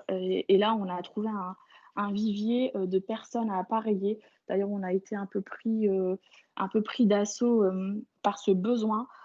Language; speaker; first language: French; native; French